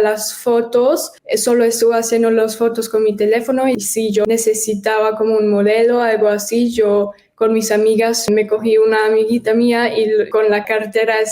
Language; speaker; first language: Spanish; early bilingual, heritage; German